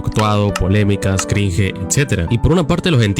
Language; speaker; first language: Spanish; native; Spanish